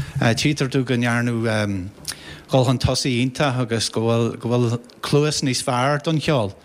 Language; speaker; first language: Irish; native; Irish